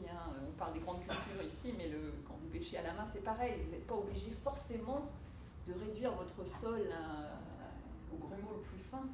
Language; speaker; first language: French; native; French